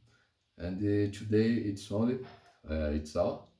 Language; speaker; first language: English; non-native, learner; Portuguese